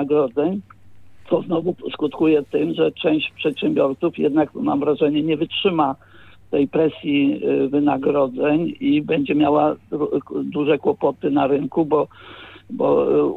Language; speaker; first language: Polish; native; Polish